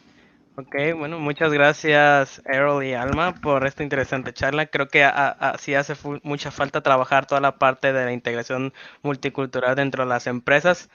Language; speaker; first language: Spanish; native; Spanish